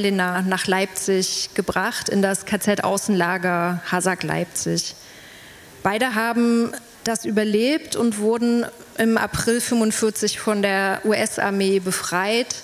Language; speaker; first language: German; native; German